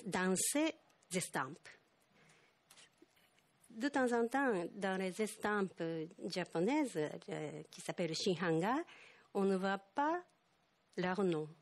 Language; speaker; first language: French; non-native, fluent; Japanese